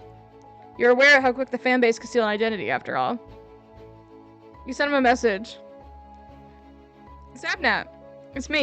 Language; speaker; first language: English; native; English